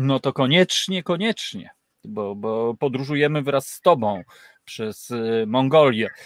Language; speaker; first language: Polish; native; Polish